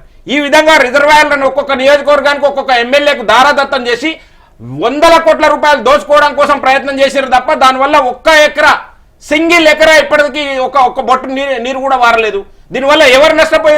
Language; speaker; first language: Telugu; native; Telugu